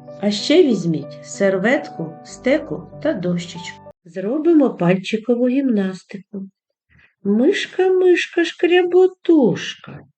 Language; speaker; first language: Ukrainian; native; Ukrainian